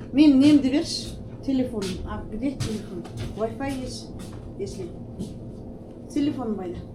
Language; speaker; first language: Russian; non-native, local second language; Kazakh